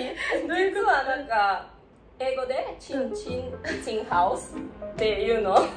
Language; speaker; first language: Japanese; non-native, fluent; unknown